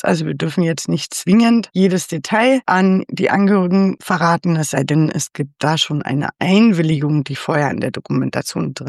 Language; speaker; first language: German; native; German